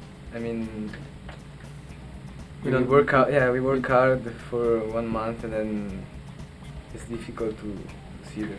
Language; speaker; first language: English; non-native, learner; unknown